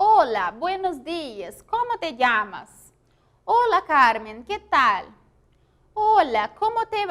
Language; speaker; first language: Spanish; non-native, fluent; Portuguese